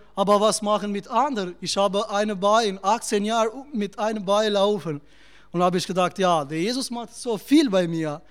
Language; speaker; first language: German; non-native, learner; Albanian